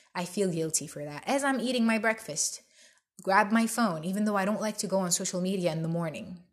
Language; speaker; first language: English; early bilingual, other home language; Arabic